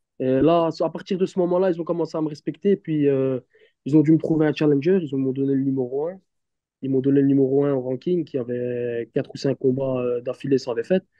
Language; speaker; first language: French; early bilingual, other home language; Turkish